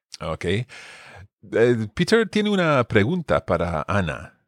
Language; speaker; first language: Spanish; non-native, fluent; English